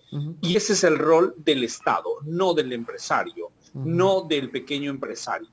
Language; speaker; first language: Spanish; native; Spanish